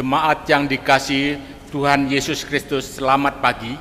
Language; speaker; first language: Indonesian; native; Indonesian